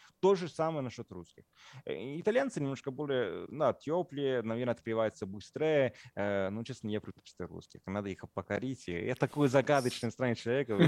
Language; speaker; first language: Russian; non-native, fluent; Italian